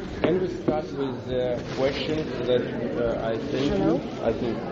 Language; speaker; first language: English; non-native, learner; Russian